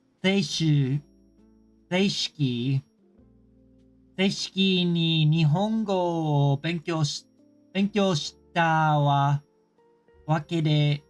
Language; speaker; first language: Japanese; non-native, learner; English